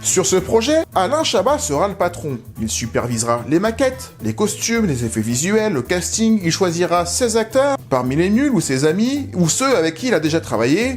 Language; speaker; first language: French; native; French